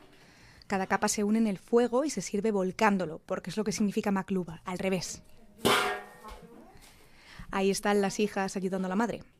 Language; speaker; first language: Spanish; native; Spanish